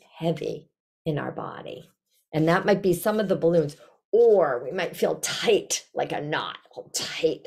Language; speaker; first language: English; non-native, fluent; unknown